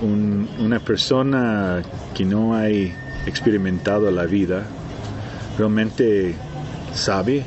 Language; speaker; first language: Spanish; non-native, fluent; Portuguese